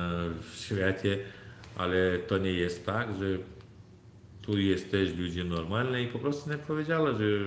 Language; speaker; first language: Polish; non-native, learner; Turkmen